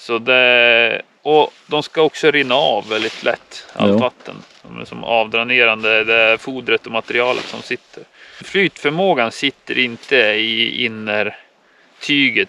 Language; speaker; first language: Swedish; native; Swedish